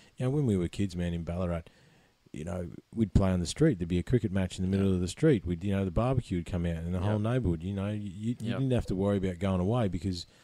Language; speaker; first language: English; native; English